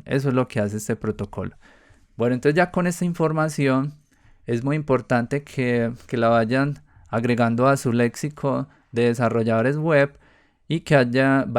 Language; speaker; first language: Spanish; native; Spanish